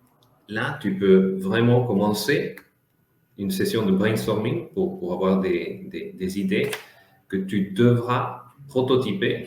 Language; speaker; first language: French; non-native, fluent; Spanish